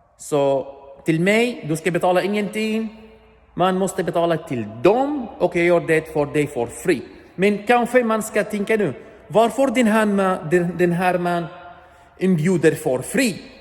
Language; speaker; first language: Swedish; non-native, learner; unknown